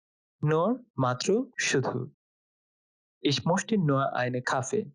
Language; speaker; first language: German; non-native, fluent; Bangla